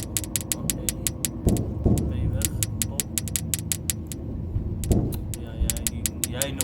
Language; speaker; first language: Dutch; non-native, local second language; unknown